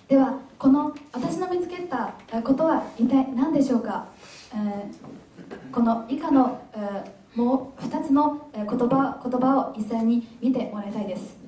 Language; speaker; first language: Japanese; non-native, fluent; Chinese